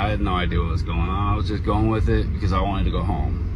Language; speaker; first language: English; native; English